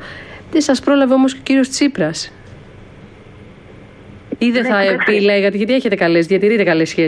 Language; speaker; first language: Greek; native; Greek